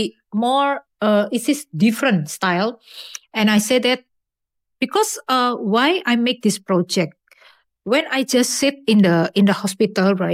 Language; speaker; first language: English; non-native, learner; Indonesian